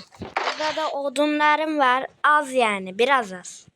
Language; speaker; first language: Turkish; native; Turkish